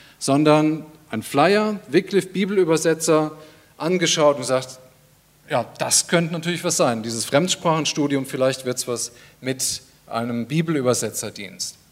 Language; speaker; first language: German; native; German